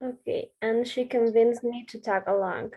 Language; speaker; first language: English; non-native, learner; Spanish